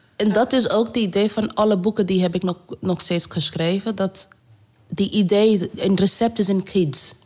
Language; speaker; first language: Dutch; non-native, learner; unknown